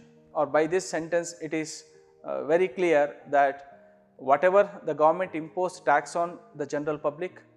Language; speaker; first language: English; non-native, local second language; Kannada